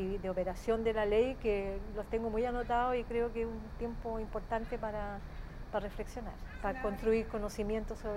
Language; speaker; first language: Spanish; native; Spanish